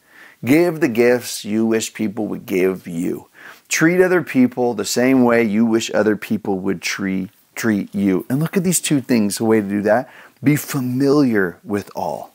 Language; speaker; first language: English; native; English